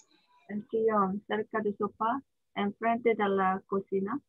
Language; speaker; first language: Spanish; non-native, learner; Korean